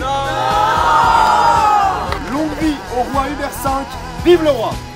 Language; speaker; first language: French; native; French